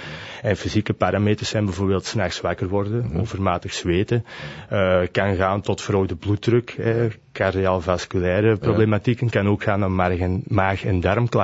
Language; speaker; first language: Dutch; native; Dutch